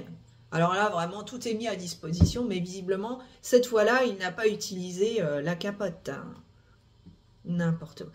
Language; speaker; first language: French; native; French